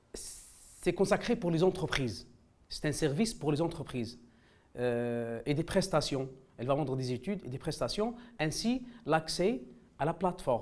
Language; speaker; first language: French; non-native, local second language; Arabic